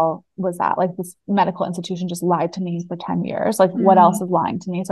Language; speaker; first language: English; native; English